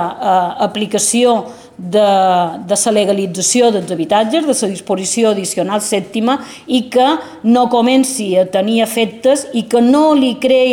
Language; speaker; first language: Catalan; native; Catalan